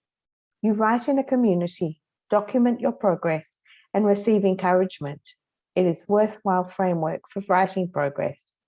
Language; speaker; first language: English; non-native, fluent; Hebrew